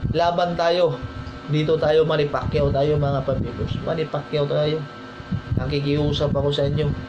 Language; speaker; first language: Filipino; non-native, local second language; Cebuano